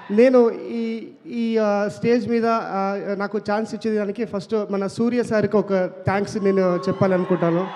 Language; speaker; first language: Telugu; non-native, learner; Kannada